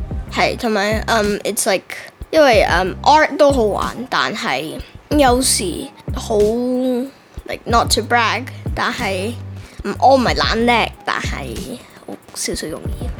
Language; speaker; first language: Cantonese; early bilingual, heritage; Cantonese